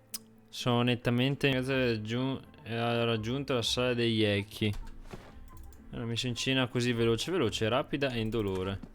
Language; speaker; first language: Italian; native; Italian